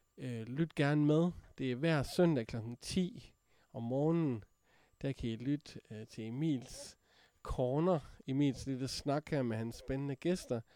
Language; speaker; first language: Danish; native; Danish